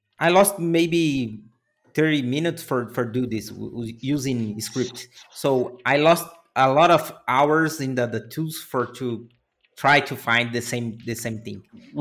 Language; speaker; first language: English; non-native, learner; Portuguese